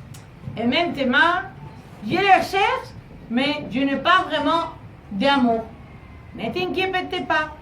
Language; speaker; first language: French; non-native, learner; Spanish